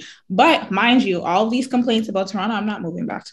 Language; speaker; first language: English; native; English